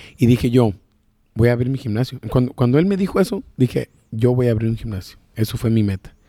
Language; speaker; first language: Spanish; early bilingual, heritage; Spanish